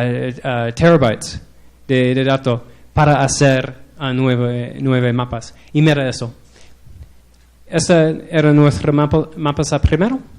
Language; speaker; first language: Spanish; non-native, learner; English